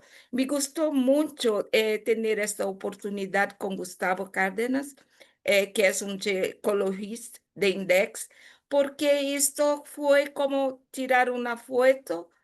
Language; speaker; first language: Spanish; non-native, fluent; Portuguese